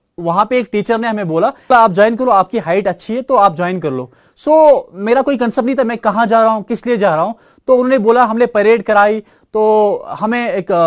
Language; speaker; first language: Hindi; non-native, local second language; Kashmiri